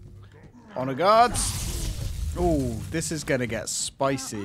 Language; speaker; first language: English; native; English